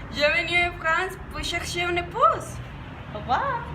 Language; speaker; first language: French; non-native, learner; Spanish